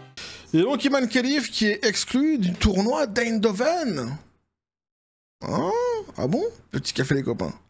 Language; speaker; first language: French; native; French